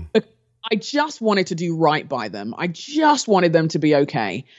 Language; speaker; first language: English; native; English